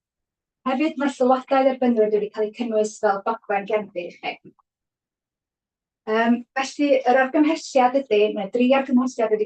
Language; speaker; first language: Welsh; native; Welsh